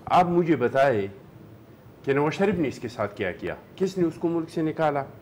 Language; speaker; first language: Urdu; non-native, local second language; Pashto